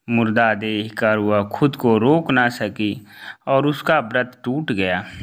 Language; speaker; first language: Hindi; native; Hindi